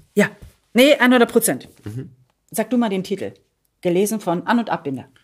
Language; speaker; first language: German; early bilingual, other home language; Italian